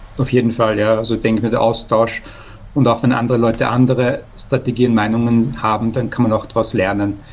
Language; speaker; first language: German; early bilingual, other home language; Persian